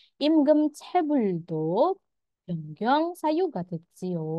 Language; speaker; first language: Korean; non-native, fluent; Indonesian